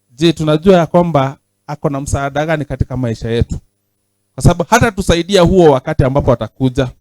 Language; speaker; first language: Swahili; non-native, local second language; Kikuyu